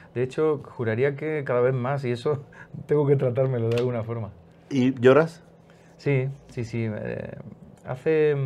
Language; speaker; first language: Spanish; native; Spanish